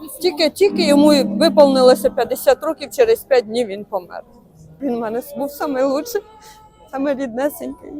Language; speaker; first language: Ukrainian; native; Ukrainian